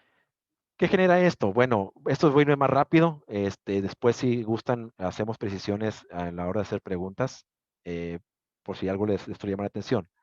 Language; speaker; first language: Spanish; native; Spanish